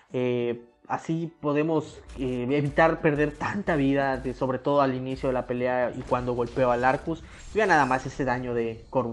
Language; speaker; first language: Spanish; native; Spanish